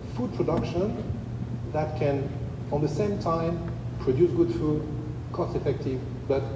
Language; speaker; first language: English; non-native, fluent; French